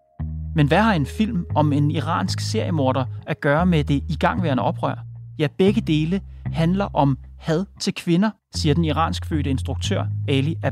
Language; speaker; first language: Danish; native; Danish